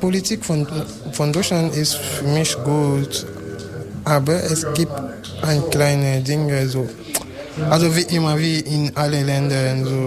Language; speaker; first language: German; non-native, learner; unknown